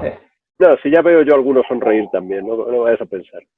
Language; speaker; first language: Spanish; native; Spanish